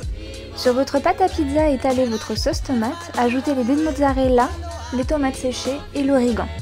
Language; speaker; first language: French; native; French